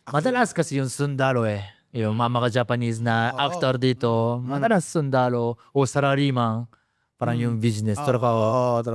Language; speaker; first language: Filipino; non-native, fluent; Japanese